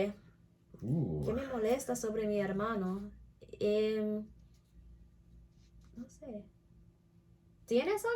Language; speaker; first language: Spanish; non-native, learner; English